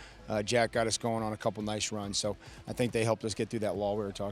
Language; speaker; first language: English; native; English